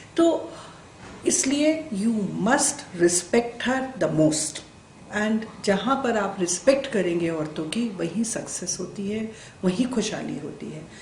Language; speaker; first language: Hindi; native; Hindi